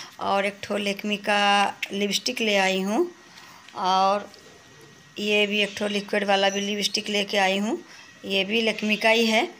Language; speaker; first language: Hindi; non-native, local second language; Bangla